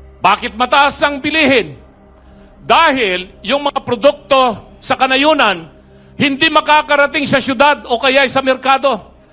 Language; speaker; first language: Filipino; non-native, local second language; Iloko